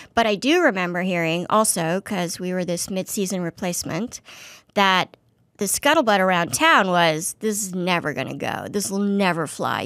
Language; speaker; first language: English; native; English